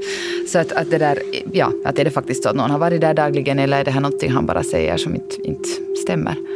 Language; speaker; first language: Swedish; native; Swedish